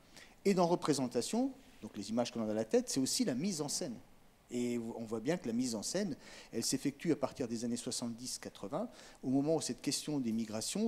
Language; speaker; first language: French; native; French